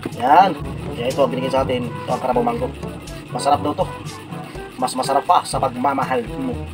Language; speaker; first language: Filipino; non-native, local second language; Cebuano